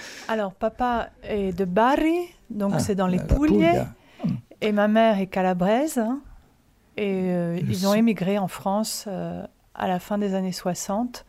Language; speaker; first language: French; early bilingual, other home language; Italian